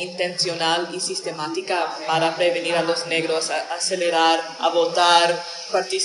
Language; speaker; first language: Spanish; non-native, learner; English